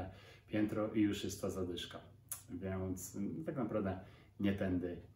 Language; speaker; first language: Polish; native; Polish